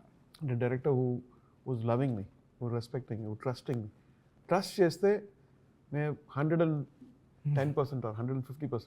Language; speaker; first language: Telugu; non-native, learner; Tamil